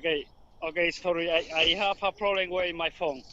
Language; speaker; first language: English; non-native, learner; Spanish